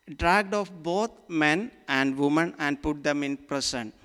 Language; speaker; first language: English; non-native, local second language; Malayalam